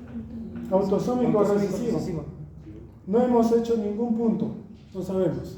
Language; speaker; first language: Spanish; native; Spanish